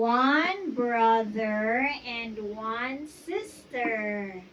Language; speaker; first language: English; non-native, fluent; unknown